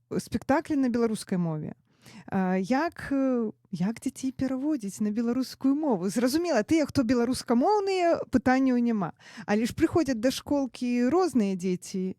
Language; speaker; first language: Belarusian; native; Belarusian